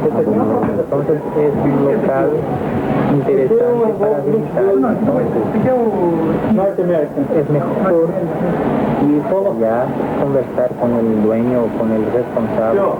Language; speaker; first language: Spanish; non-native, learner; Portuguese